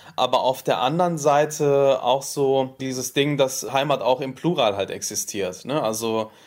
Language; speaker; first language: German; native; German